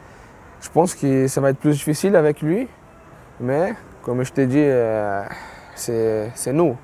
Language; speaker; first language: French; non-native, fluent; Portuguese